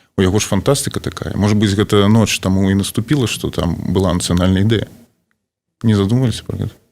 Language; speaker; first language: Belarusian; non-native, local second language; Russian